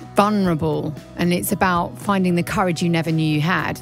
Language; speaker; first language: English; native; English